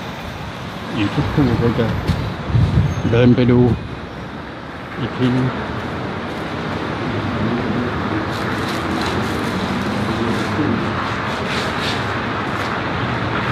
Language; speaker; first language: Thai; native; Thai